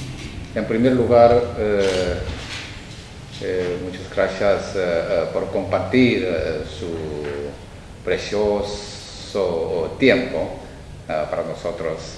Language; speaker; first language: Spanish; non-native, fluent; Korean